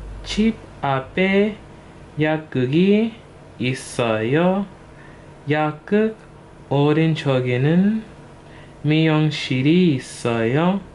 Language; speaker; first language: Korean; non-native, learner; English